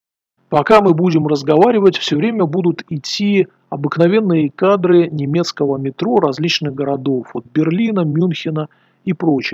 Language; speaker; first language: Russian; native; Russian